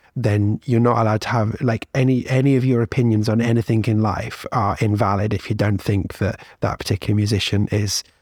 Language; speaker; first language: English; native; English